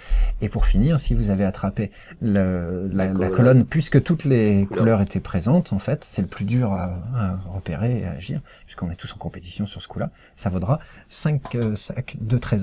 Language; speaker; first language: French; native; French